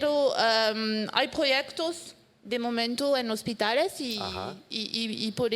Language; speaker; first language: Spanish; non-native, fluent; French